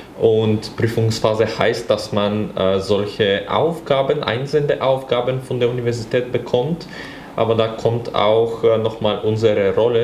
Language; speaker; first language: German; non-native, fluent; Bulgarian